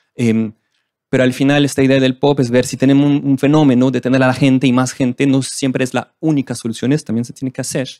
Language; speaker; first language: Spanish; non-native, fluent; French